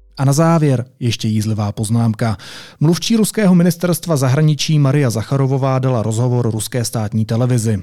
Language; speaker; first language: Czech; native; Czech